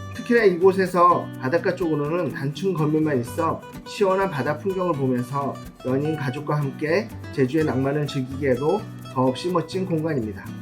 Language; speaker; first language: Korean; native; Korean